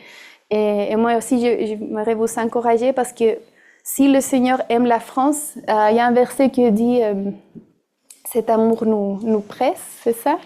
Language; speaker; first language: French; non-native, fluent; Spanish